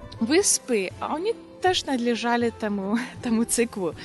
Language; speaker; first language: Polish; non-native, learner; Russian